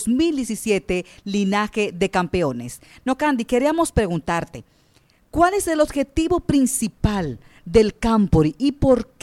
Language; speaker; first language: Spanish; native; Spanish